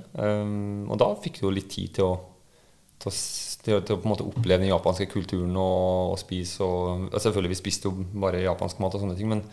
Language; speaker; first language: Norwegian; native; Norwegian